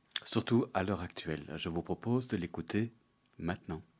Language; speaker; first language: French; native; French